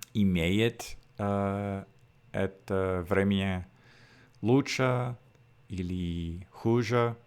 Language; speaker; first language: Russian; non-native, learner; English